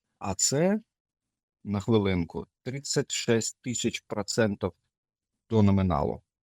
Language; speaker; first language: Ukrainian; native; Ukrainian